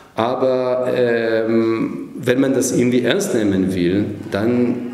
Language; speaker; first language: German; non-native, fluent; Hebrew